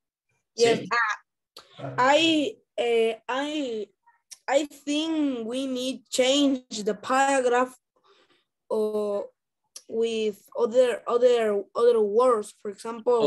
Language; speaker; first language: English; non-native, learner; Spanish